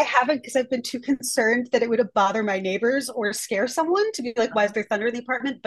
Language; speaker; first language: English; native; English